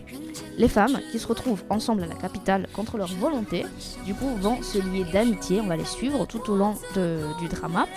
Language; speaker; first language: French; native; French